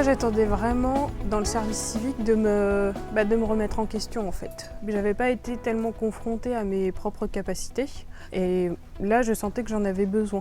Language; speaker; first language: French; native; French